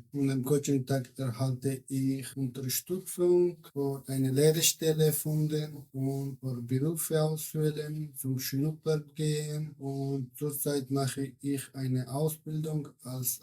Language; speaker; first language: German; non-native, learner; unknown